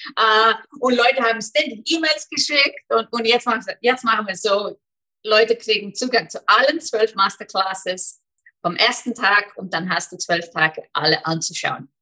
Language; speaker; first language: German; non-native, fluent; Icelandic